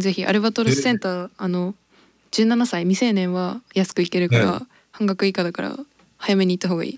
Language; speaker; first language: Japanese; native; Japanese